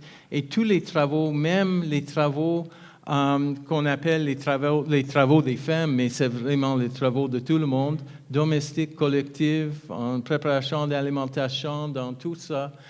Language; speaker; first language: French; non-native, fluent; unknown